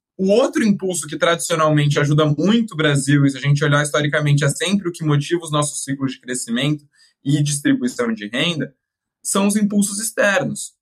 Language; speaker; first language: Portuguese; native; Portuguese